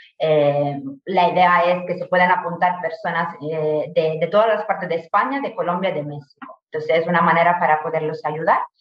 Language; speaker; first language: Spanish; non-native, fluent; Italian